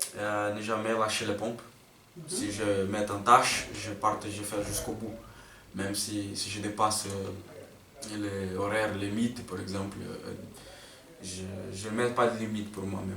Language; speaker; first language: French; non-native, fluent; Portuguese